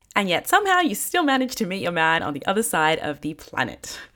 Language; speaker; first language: English; native; English